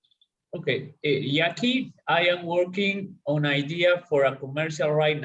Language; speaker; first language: English; non-native, learner; Spanish